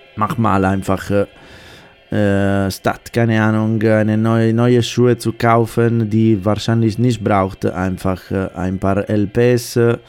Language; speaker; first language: German; non-native, fluent; Italian